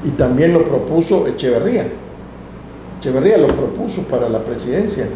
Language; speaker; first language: Spanish; native; Spanish